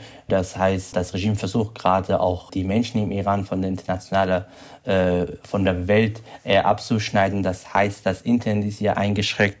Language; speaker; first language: German; non-native, fluent; Kurdish